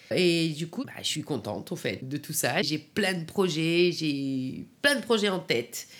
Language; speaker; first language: French; non-native, fluent; Persian